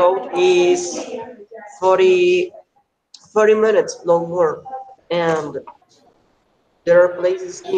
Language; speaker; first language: English; non-native, learner; Spanish